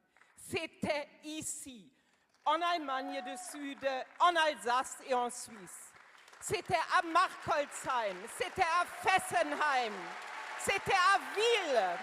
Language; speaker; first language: French; non-native, learner; German